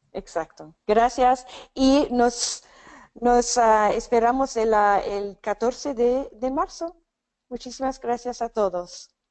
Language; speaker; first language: Spanish; non-native, fluent; English